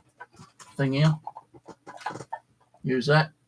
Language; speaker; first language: English; native; English